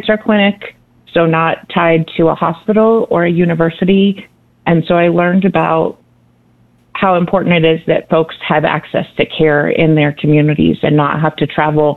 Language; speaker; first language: English; native; English